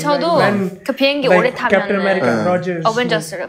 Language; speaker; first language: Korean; non-native, fluent; Chinese